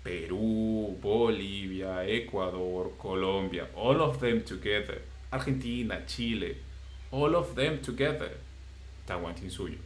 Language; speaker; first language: English; non-native, fluent; Spanish